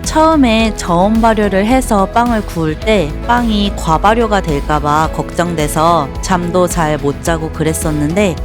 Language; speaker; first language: Korean; native; Korean